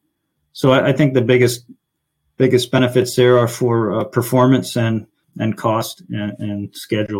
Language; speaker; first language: English; native; English